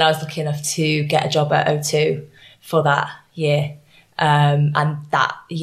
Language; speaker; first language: English; native; English